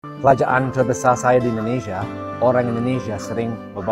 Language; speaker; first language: Indonesian; non-native, fluent; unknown